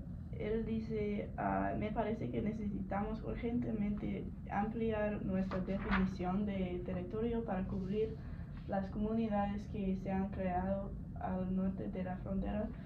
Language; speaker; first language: Spanish; non-native, learner; English